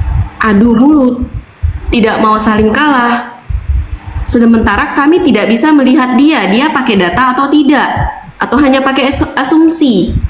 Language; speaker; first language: Indonesian; native; Indonesian